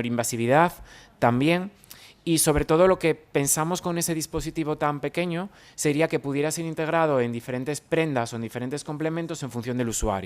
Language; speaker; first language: Spanish; native; Spanish